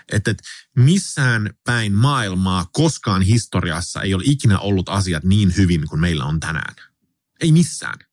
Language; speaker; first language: Finnish; early bilingual, heritage; Finnish